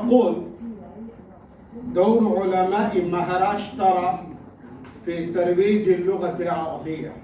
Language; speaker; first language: Arabic; non-native, fluent; Urdu